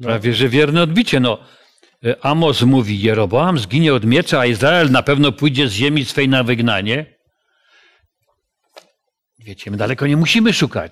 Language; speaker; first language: Polish; native; Polish